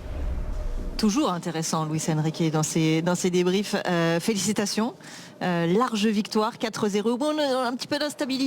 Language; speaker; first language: French; native; French